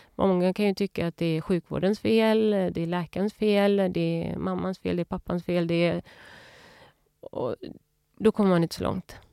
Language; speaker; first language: Swedish; early bilingual, other home language; Persian